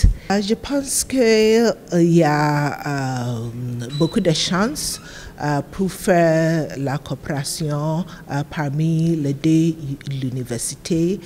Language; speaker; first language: French; non-native, learner; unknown